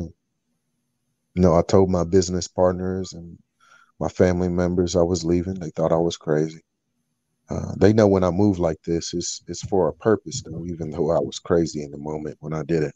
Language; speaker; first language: English; early bilingual, other home language; Filipino